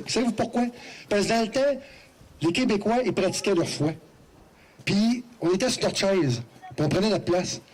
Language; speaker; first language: French; native; French